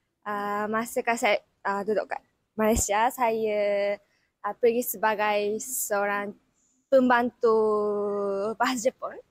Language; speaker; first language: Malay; non-native, learner; Japanese